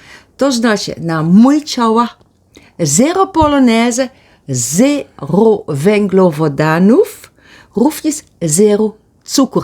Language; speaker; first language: Polish; early bilingual, heritage; Polish